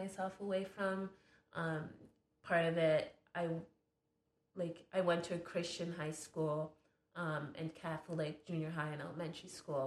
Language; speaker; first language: English; non-native, fluent; French